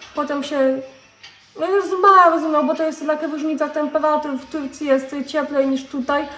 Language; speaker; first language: Polish; native; Polish